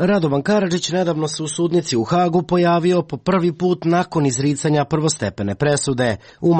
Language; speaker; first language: Serbian; native; Serbian